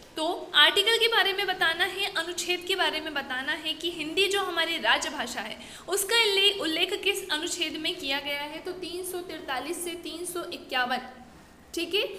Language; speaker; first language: Hindi; native; Hindi